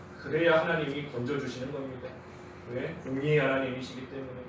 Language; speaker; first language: Korean; native; Korean